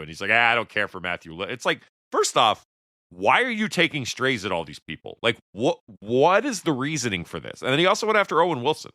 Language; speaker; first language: English; native; English